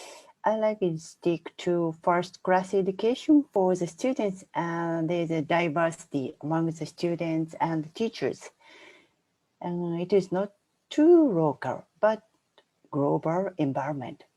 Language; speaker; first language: English; non-native, fluent; Japanese